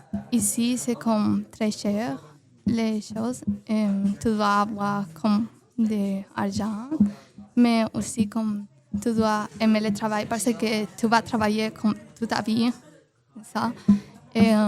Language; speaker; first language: French; non-native, learner; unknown